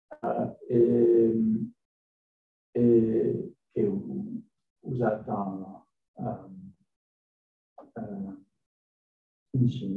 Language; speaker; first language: Italian; non-native, learner; French